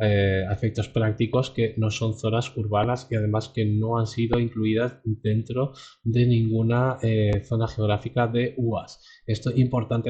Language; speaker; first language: Spanish; native; Spanish